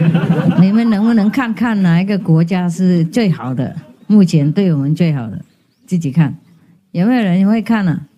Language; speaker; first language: Chinese; non-native, fluent; Vietnamese